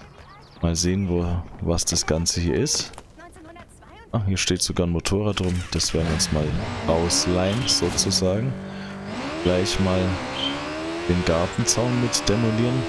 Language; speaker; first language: German; native; German